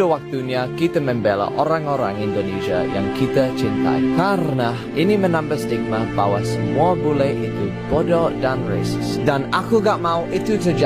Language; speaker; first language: Indonesian; non-native, fluent; English